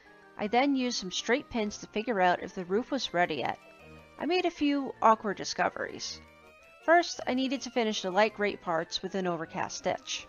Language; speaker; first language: English; native; English